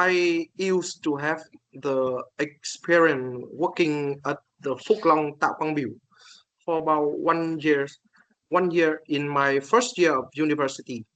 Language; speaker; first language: English; non-native, learner; Vietnamese